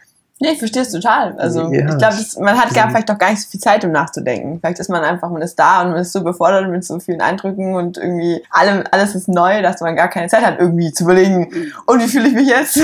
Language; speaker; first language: German; native; German